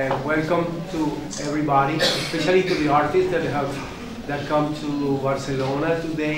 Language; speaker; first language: English; non-native, fluent; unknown